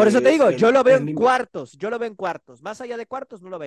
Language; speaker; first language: Spanish; native; Spanish